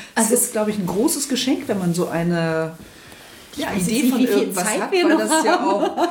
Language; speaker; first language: German; native; German